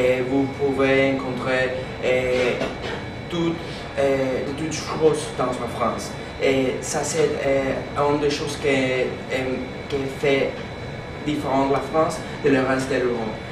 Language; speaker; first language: French; non-native, learner; Spanish